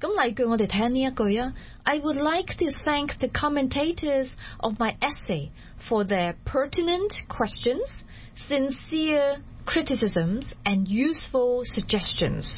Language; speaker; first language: English; non-native, local second language; Cantonese